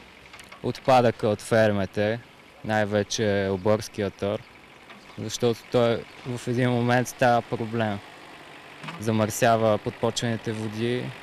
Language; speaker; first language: Bulgarian; native; Bulgarian